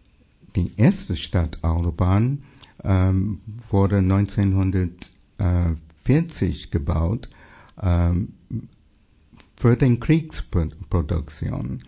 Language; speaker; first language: German; non-native, fluent; English